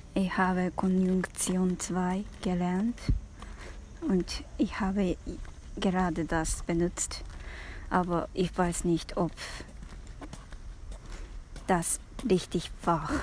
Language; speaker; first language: German; non-native, learner; Japanese